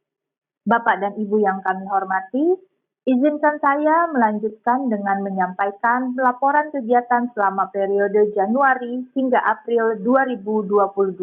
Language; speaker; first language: Indonesian; native; Indonesian